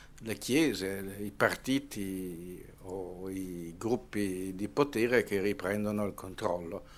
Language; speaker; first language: Italian; native; Italian